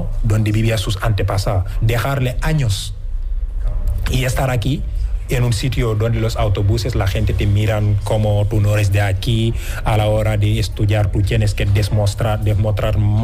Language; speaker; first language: Spanish; non-native, fluent; Wolof